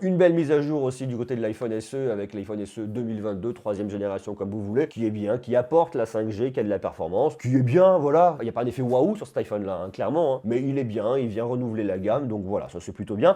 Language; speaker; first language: French; native; French